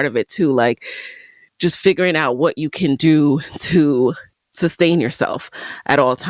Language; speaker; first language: English; native; English